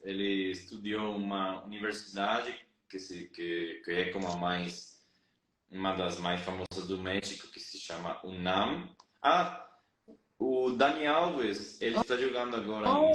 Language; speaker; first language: Portuguese; non-native, fluent; Spanish